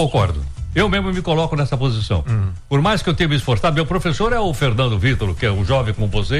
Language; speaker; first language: Portuguese; native; Portuguese